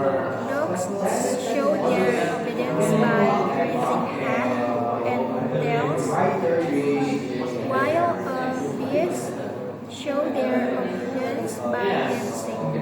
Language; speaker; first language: English; non-native, learner; Indonesian